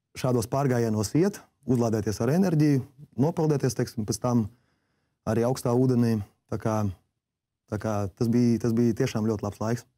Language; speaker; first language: Latvian; non-native, local second language; Russian